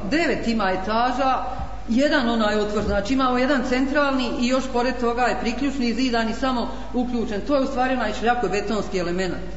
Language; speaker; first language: Croatian; native; Croatian